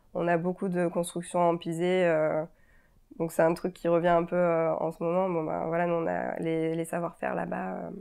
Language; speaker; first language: French; native; French